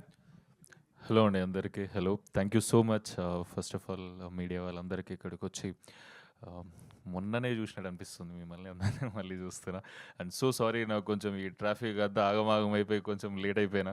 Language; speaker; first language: Telugu; native; Telugu